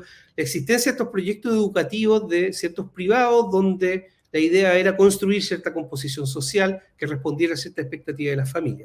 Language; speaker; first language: Spanish; native; Spanish